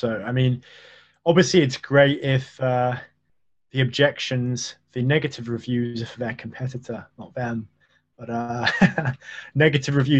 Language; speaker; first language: English; native; English